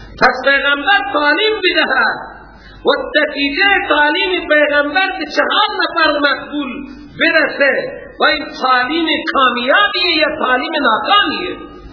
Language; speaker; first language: Persian; non-native, local second language; Baluchi